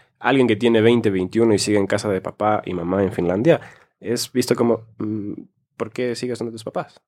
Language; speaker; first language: Spanish; early bilingual, heritage; Spanish